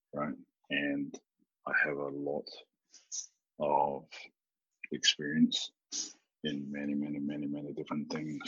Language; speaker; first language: English; native; English